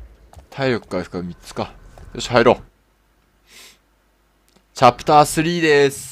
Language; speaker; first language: Japanese; native; Japanese